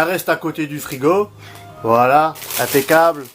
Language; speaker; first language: French; native; French